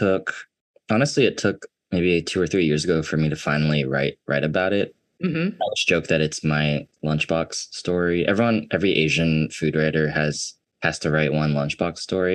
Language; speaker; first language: English; native; English